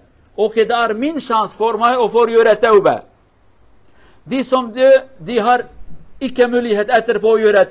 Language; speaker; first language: Swedish; non-native, learner; Kurdish